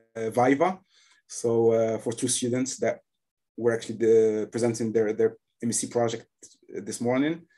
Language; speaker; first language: English; non-native, fluent; Arabic